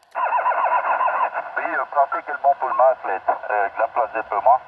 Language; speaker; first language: French; non-native, learner; Portuguese